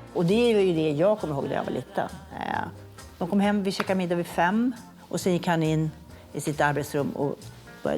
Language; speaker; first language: Swedish; native; Swedish